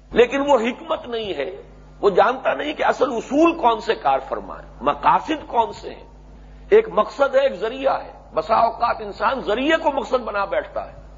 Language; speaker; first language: Urdu; native; Urdu